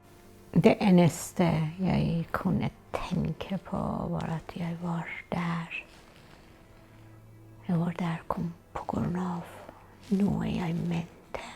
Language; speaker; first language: Norwegian; non-native, fluent; Persian